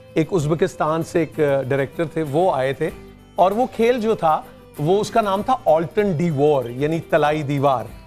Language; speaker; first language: Urdu; native; Urdu